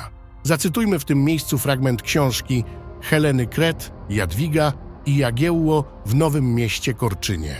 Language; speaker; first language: Polish; native; Polish